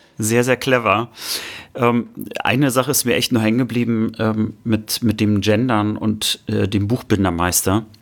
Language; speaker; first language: German; native; German